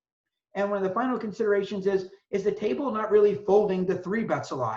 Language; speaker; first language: English; native; English